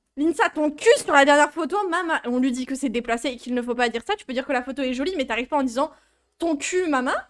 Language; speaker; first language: French; native; French